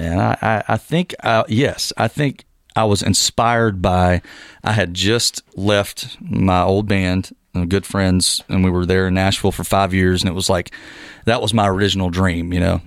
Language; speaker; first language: English; native; English